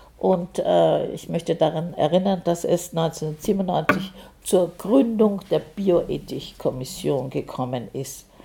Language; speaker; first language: German; native; German